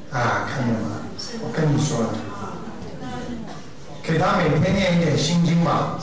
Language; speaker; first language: Chinese; native; Chinese